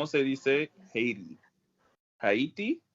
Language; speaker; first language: Spanish; non-native, fluent; English